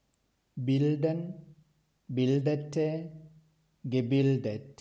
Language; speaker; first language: German; non-native, fluent; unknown